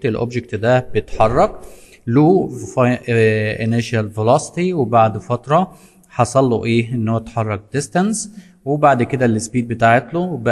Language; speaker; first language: Arabic; native; Arabic